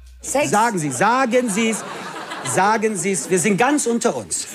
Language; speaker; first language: German; native; German